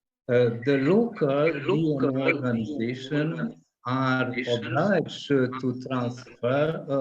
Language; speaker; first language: English; non-native, fluent; Hungarian